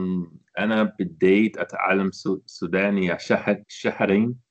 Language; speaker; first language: Arabic; non-native, learner; English